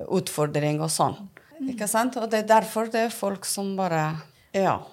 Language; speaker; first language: Norwegian; non-native, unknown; Persian